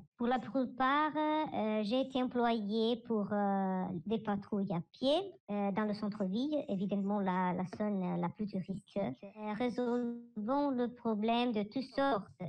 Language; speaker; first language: French; non-native, learner; Italian